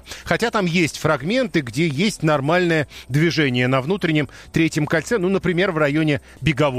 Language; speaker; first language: Russian; native; Russian